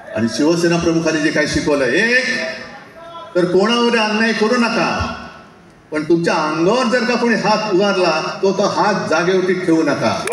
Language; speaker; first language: Marathi; native; Marathi